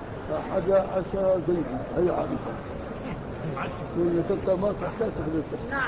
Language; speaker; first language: Arabic; native; Arabic